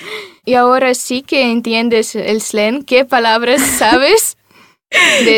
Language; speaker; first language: Spanish; non-native, fluent; Russian